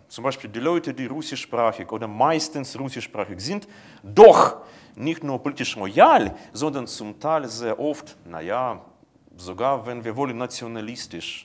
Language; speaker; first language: German; non-native, fluent; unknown